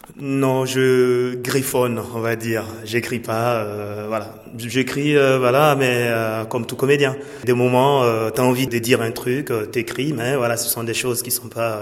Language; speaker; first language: French; non-native, local second language; Mossi